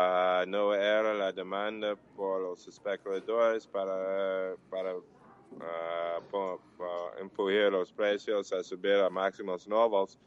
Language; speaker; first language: Portuguese; non-native, learner; English